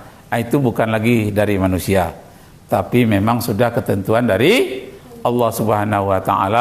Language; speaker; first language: Indonesian; native; Indonesian